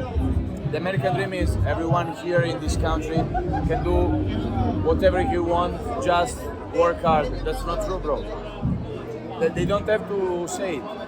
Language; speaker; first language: English; non-native, learner; Italian